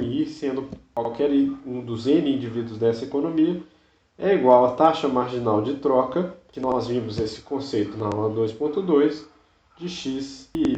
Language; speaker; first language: Portuguese; native; Portuguese